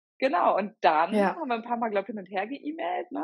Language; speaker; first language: German; native; German